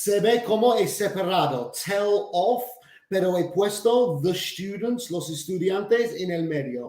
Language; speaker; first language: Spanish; non-native, fluent; English